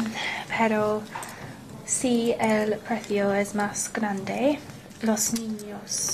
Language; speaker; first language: Spanish; non-native, learner; English